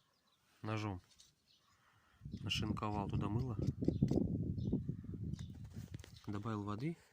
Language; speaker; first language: Russian; native; Russian